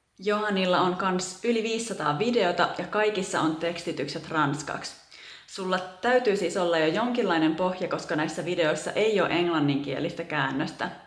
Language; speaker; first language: Finnish; native; Finnish